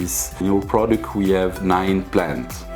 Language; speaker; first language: English; non-native, learner; French